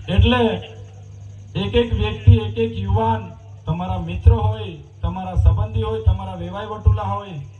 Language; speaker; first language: Gujarati; non-native, local second language; Vasavi